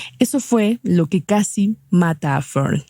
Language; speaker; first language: Spanish; native; Spanish